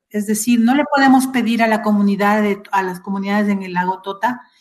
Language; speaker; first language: Spanish; native; Spanish